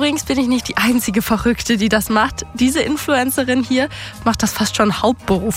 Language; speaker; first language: German; native; German